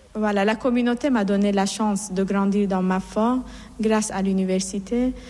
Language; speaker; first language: French; non-native, fluent; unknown